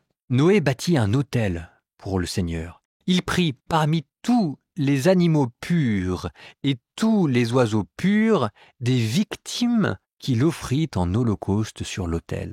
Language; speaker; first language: French; native; French